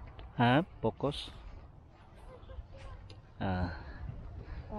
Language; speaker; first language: Russian; non-native, learner; Filipino